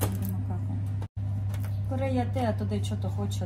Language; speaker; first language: Japanese; non-native, learner; Ukrainian